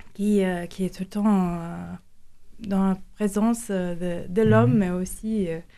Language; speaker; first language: French; non-native, fluent; Latvian